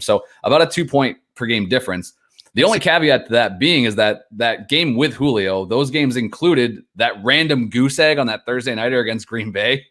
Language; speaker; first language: English; native; English